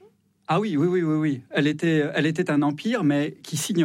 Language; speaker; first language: French; native; French